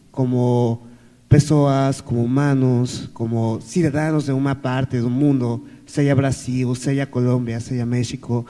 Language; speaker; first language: Portuguese; non-native, fluent; Spanish